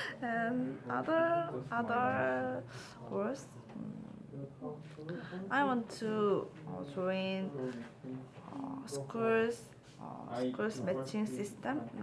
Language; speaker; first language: English; non-native, learner; Korean